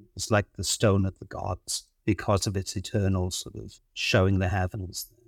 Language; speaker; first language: English; native; English